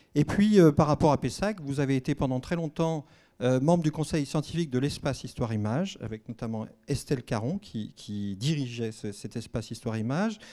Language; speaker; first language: French; native; French